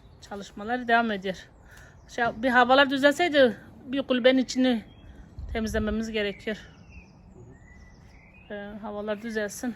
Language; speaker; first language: Turkish; native; Turkish